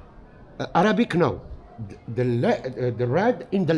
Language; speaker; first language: English; non-native, learner; Arabic